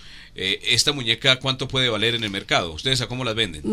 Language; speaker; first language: Spanish; native; Spanish